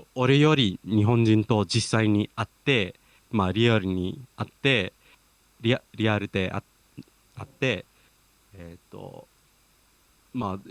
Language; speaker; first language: Japanese; non-native, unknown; English